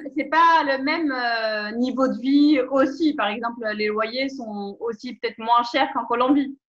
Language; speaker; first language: French; native; French